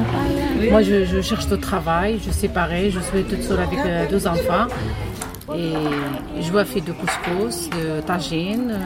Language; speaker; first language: French; non-native, learner; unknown